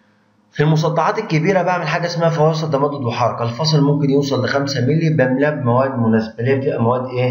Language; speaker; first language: Arabic; native; Arabic